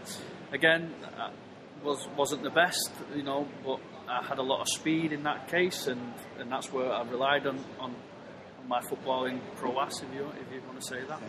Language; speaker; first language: English; native; English